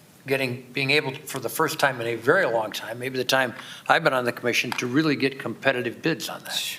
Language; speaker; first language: English; native; English